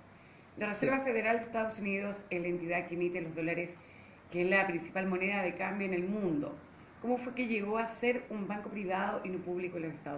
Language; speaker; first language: Spanish; native; Spanish